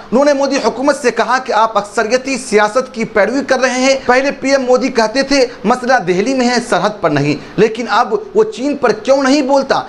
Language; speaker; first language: Urdu; native; Urdu